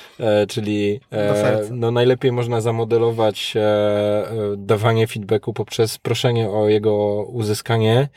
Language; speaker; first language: Polish; native; Polish